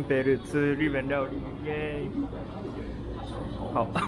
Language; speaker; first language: Chinese; non-native, learner; Japanese